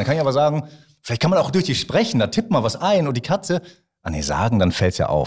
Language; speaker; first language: German; native; German